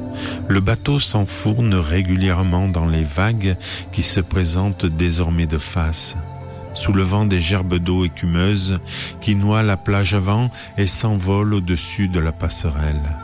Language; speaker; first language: French; native; French